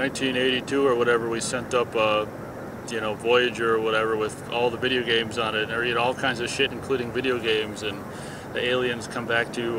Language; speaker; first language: English; native; English